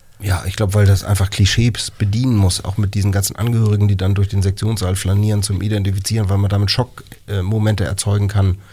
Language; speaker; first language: German; native; German